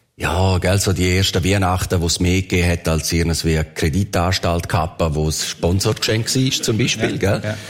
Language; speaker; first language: German; early bilingual, other home language; Italian